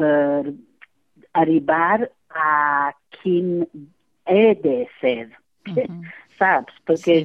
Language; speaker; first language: Catalan; non-native, fluent; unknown